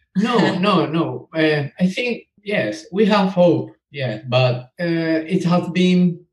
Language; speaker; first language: English; non-native, learner; Spanish